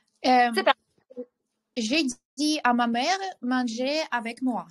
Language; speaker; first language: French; non-native, learner; Ukrainian